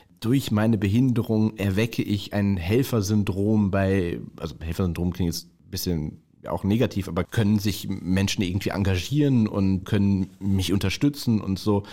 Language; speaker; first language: German; native; German